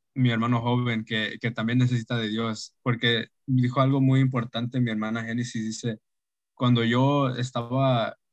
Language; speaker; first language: Spanish; early bilingual, heritage; Spanish